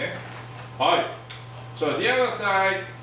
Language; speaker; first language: English; non-native, fluent; Japanese